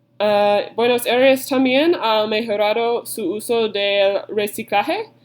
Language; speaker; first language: Spanish; non-native, learner; English